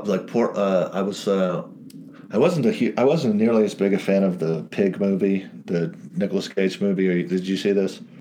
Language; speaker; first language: English; native; English